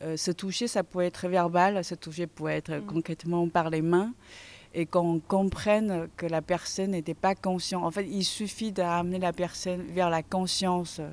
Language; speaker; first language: French; non-native, fluent; Chinese